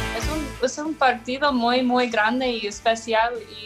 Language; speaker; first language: Spanish; non-native, learner; English